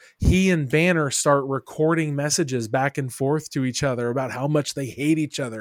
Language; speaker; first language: English; native; English